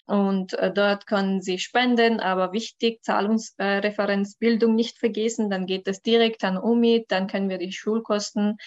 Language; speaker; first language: German; non-native, learner; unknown